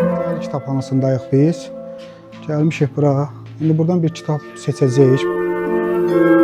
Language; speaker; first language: Azerbaijani; native; Azerbaijani